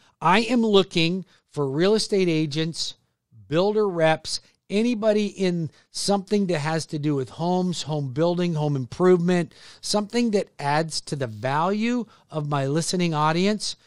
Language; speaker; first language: English; native; English